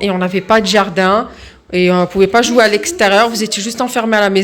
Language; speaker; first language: French; native; French